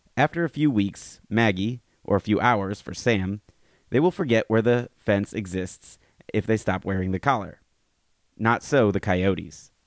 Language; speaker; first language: English; native; English